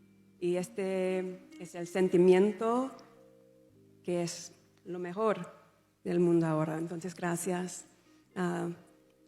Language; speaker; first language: Spanish; non-native, learner; English